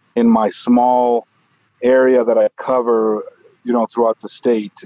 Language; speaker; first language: English; non-native, fluent; Spanish